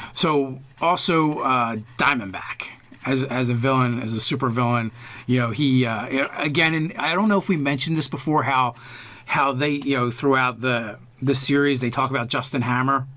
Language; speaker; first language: English; native; English